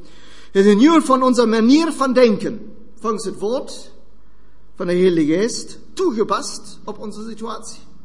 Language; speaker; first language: Dutch; non-native, fluent; German